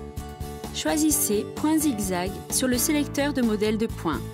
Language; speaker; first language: French; native; French